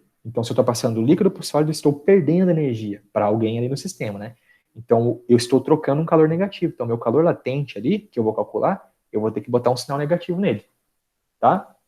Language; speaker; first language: Portuguese; native; Portuguese